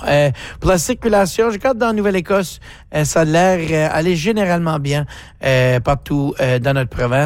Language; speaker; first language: French; native; French